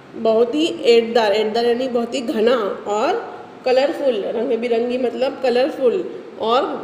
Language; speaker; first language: Hindi; non-native, local second language; Marathi